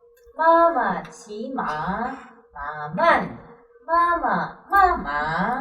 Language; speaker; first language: Chinese; non-native, learner; Korean